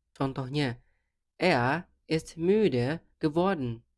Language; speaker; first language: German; non-native, fluent; Indonesian